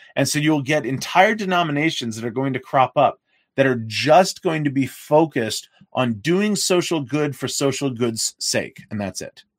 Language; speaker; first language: English; native; English